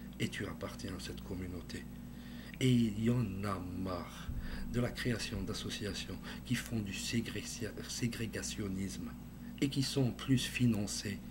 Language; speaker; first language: French; non-native, local second language; Arabic